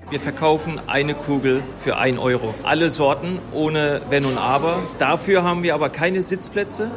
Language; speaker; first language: German; native; German